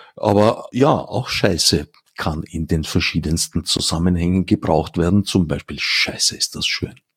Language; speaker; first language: German; native; German